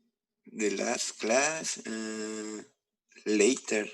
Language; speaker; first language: English; non-native, learner; Spanish